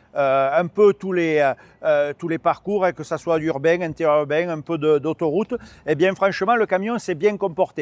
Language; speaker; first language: French; native; French